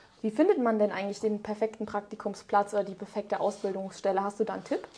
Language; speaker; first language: German; native; German